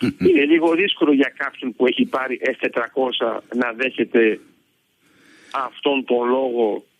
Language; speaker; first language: Greek; early bilingual, heritage; Greek